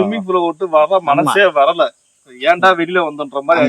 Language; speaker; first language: Tamil; native; Tamil